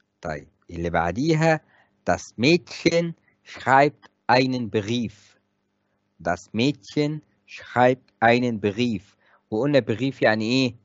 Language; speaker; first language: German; non-native, fluent; Arabic